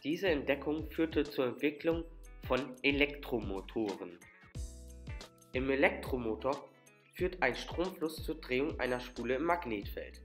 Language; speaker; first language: German; native; German